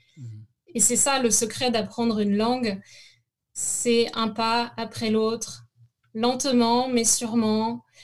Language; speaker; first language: French; native; French